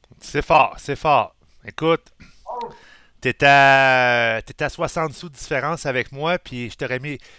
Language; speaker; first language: French; native; French